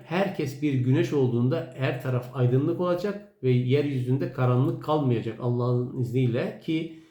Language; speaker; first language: Turkish; native; Turkish